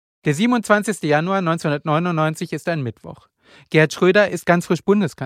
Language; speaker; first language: German; native; German